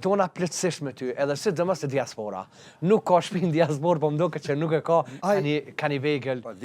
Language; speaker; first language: Albanian; native; Albanian